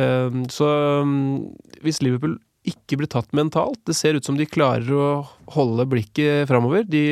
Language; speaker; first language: Norwegian; native; Norwegian